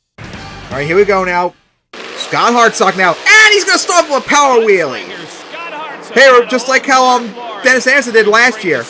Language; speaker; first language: English; native; English